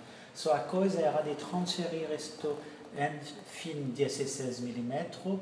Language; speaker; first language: Portuguese; non-native, fluent; French